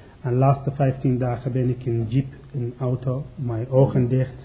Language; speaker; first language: Dutch; non-native, learner; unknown